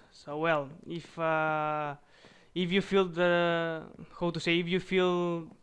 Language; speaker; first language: English; non-native, learner; Bulgarian